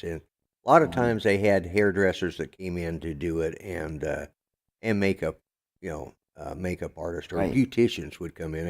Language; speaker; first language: English; native; English